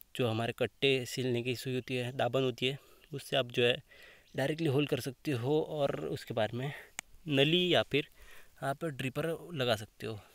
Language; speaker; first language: Hindi; non-native, local second language; Marathi